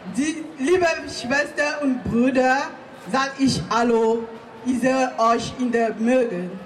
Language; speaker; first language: German; non-native, learner; French